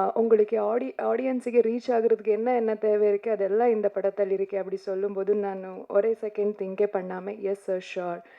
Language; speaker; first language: Tamil; non-native, learner; Kannada